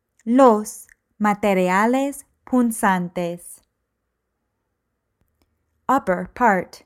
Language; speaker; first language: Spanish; non-native, fluent; English